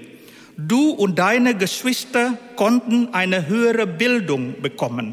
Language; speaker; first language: German; non-native, fluent; Indonesian